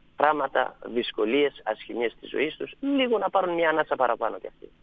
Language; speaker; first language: Greek; non-native, fluent; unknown